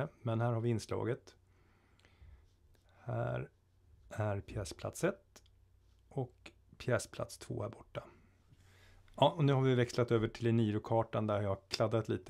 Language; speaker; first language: Swedish; native; Swedish